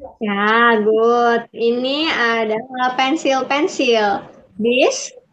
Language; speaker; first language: Indonesian; native; Indonesian